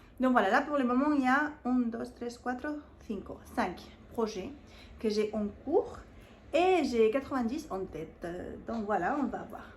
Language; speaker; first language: French; non-native, fluent; Spanish